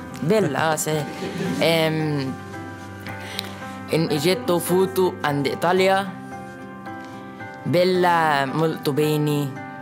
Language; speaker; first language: Italian; non-native, learner; Arabic